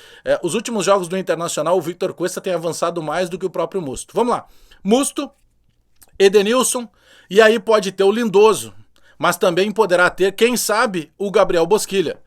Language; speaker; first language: Portuguese; native; Portuguese